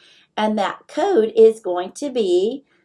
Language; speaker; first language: English; native; English